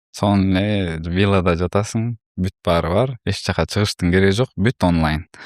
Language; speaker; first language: Kyrgyz; native; Kyrgyz